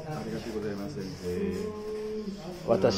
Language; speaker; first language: Japanese; non-native, learner; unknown